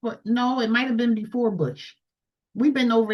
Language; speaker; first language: English; native; English